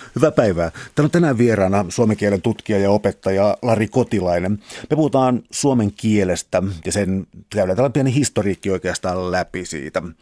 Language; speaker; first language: Finnish; native; Finnish